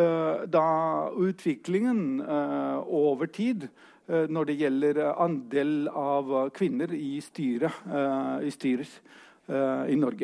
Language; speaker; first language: Norwegian; non-native, fluent; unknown